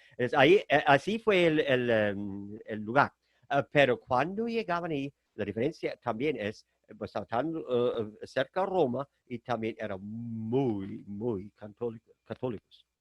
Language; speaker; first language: Spanish; non-native, fluent; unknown